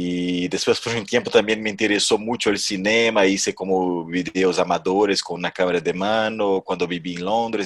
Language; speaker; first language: Spanish; non-native, fluent; Portuguese